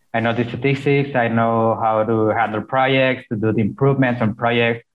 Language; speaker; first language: English; non-native, fluent; Spanish